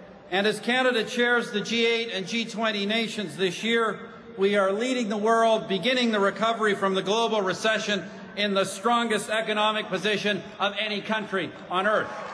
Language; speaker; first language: English; native; English